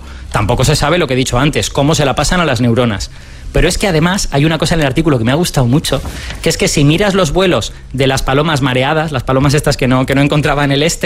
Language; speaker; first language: Spanish; native; Spanish